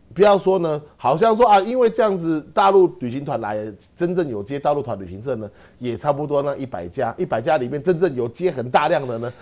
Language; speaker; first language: Chinese; native; Chinese